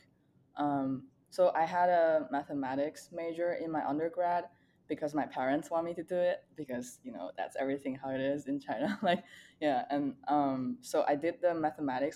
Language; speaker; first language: English; non-native, fluent; Chinese